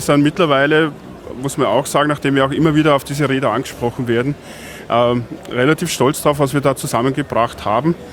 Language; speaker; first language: German; native; German